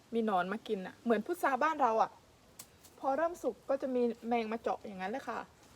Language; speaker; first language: Thai; native; Thai